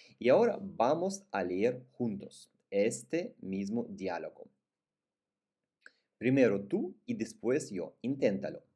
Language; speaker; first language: Spanish; non-native, fluent; Russian